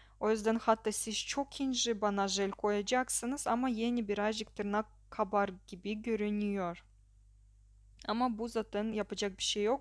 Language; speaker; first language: Turkish; non-native, learner; Russian